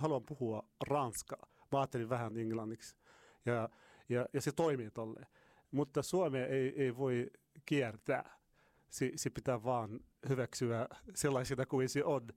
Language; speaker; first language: Finnish; non-native, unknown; Arabic